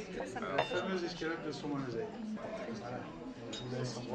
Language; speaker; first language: French; native; French